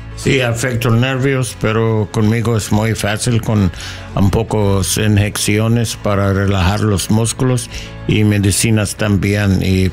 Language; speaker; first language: Spanish; non-native, learner; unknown